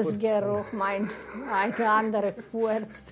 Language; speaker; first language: German; non-native, fluent; Romanian